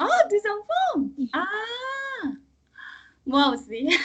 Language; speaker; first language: French; non-native, learner; Korean